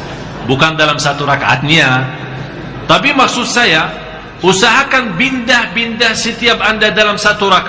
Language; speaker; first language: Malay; non-native, fluent; Arabic